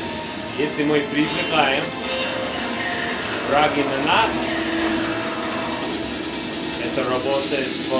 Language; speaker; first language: Russian; non-native, learner; English